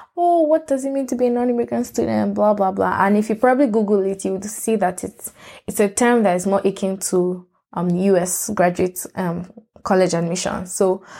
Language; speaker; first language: English; non-native, local second language; Yoruba